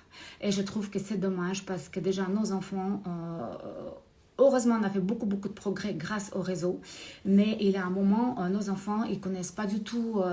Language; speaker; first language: French; non-native, fluent; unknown